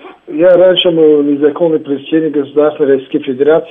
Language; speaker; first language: Russian; non-native, learner; Tajik